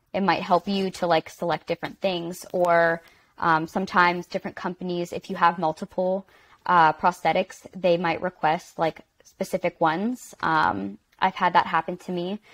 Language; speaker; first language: English; native; English